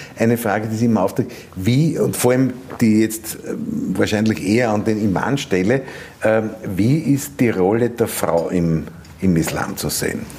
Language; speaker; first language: German; native; German